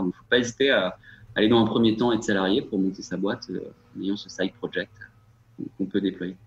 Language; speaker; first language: French; native; French